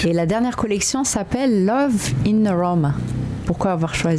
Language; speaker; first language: French; native; French